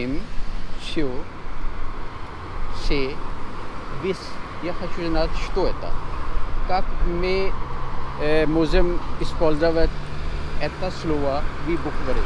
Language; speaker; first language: Russian; non-native, learner; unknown